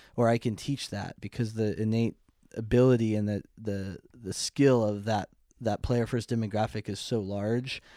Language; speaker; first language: English; native; English